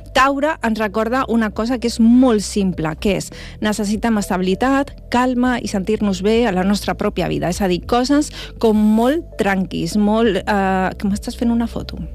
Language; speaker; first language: Catalan; non-native, local second language; Spanish